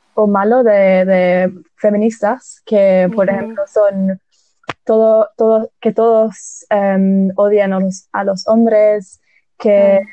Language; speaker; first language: Spanish; non-native, fluent; English